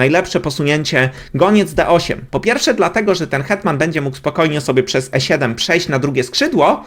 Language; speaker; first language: Polish; native; Polish